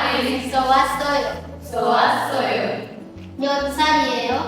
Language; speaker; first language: Korean; non-native, learner; Indonesian